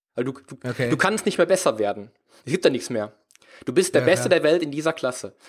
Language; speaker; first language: German; native; German